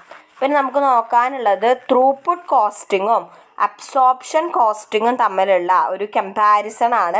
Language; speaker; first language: Malayalam; native; Malayalam